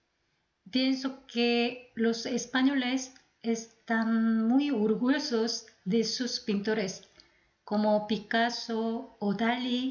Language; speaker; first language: Spanish; non-native, fluent; Korean